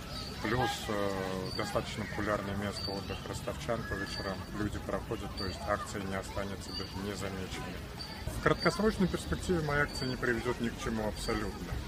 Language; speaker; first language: Russian; native; Russian